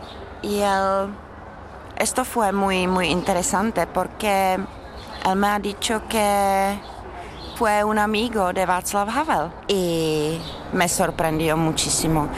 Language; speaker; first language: Spanish; non-native, fluent; Czech